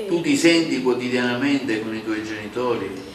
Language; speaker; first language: Italian; native; Italian